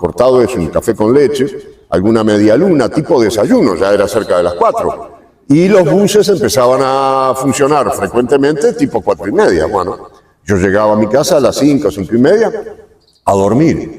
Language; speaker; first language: Spanish; native; Spanish